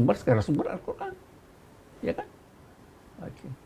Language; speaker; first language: Indonesian; native; Indonesian